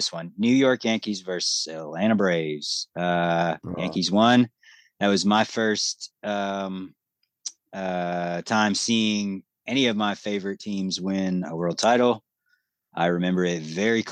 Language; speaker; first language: English; native; English